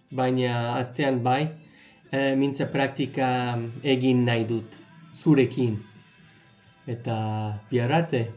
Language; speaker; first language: Basque; non-native, learner; English